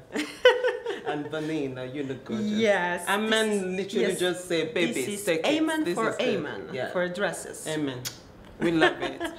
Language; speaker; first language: English; non-native, local second language; Igbo